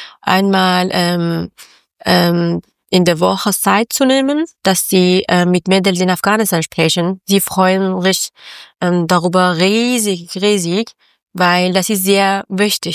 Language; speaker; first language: German; non-native, learner; Persian